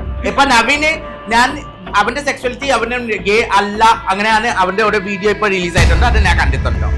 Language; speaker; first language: Malayalam; non-native, fluent; Assamese